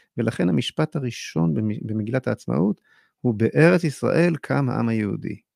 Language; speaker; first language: Hebrew; native; Hebrew